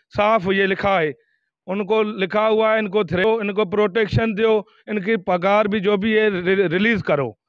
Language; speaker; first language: Urdu; non-native, local second language; Sindhi